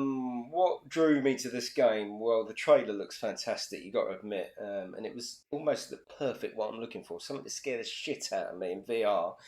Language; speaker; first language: English; native; English